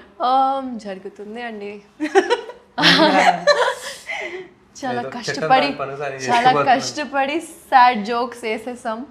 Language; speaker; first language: Telugu; non-native, local second language; Urdu